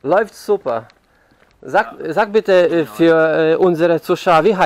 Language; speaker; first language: German; non-native, learner; Polish